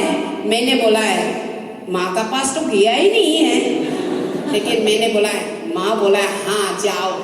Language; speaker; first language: Hindi; non-native, local second language; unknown